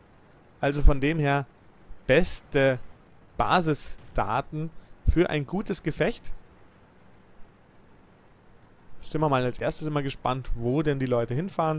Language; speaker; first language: German; native; German